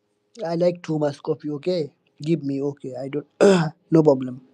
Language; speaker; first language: English; non-native, learner; Bangla